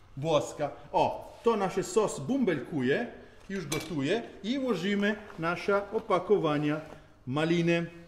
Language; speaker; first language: Polish; non-native, learner; Italian